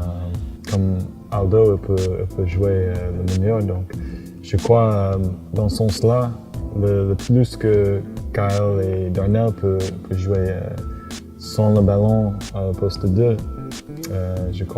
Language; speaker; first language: French; non-native, fluent; English